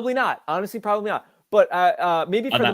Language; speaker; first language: English; native; English